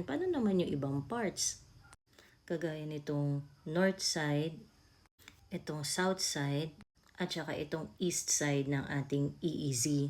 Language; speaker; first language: English; non-native, local second language; Filipino